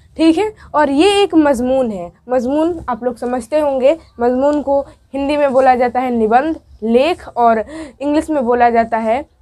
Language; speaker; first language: Hindi; native; Hindi